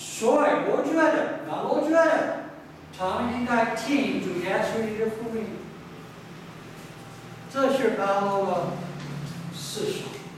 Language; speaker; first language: Chinese; non-native, learner; English